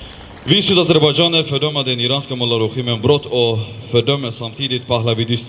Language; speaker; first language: Swedish; non-native, fluent; Azerbaijani